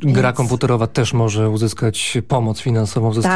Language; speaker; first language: Polish; native; Polish